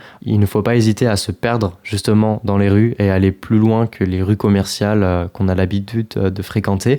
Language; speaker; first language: French; native; French